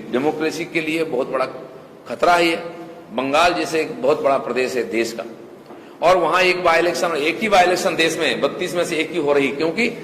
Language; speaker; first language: Hindi; non-native, local second language; Bangla